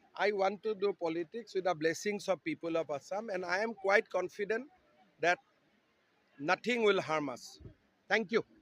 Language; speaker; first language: English; non-native, local second language; Assamese